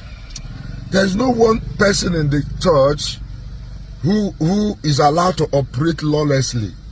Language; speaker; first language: English; non-native, local second language; Igbo